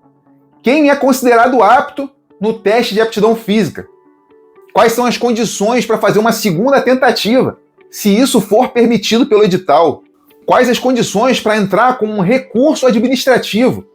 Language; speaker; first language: Portuguese; native; Portuguese